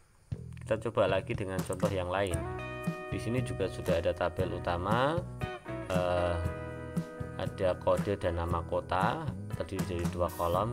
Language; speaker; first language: Indonesian; native; Indonesian